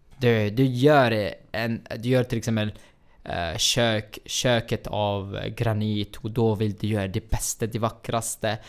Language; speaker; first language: Swedish; non-native, fluent; Arabic